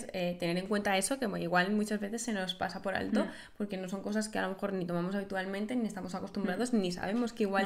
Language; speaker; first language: Spanish; native; Spanish